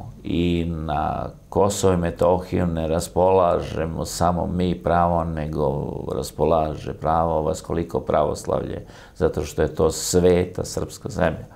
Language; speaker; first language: Croatian; native; Croatian